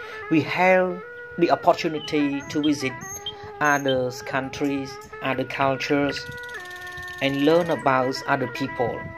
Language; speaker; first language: English; non-native, fluent; Khmer